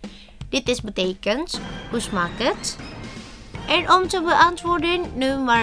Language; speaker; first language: Dutch; non-native, learner; Indonesian